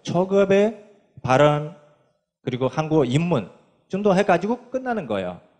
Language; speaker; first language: Korean; non-native, fluent; Chinese